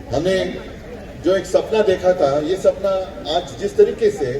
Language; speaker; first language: Hindi; non-native, local second language; Marathi